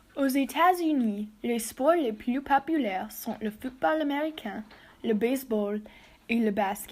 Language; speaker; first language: French; non-native, learner; English